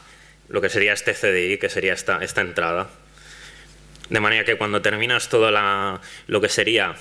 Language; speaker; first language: Spanish; non-native, local second language; Catalan